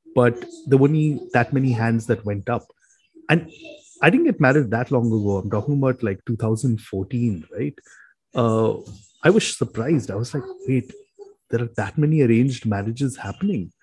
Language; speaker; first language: English; non-native, local second language; Hindi